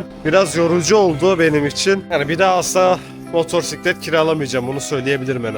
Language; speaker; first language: Turkish; native; Turkish